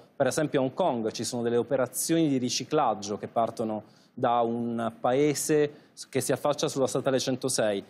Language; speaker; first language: Italian; native; Italian